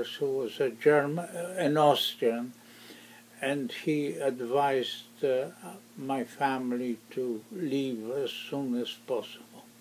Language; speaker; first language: English; non-native, fluent; Ukrainian